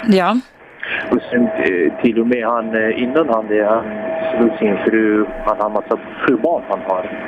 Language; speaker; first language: Swedish; non-native, fluent; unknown